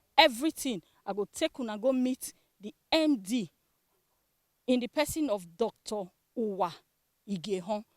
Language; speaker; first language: Nigerian Pidgin; native; Nigerian Pidgin